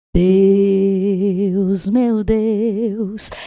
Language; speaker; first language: Portuguese; native; Portuguese